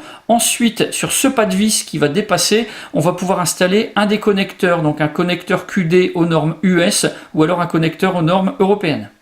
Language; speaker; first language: French; native; French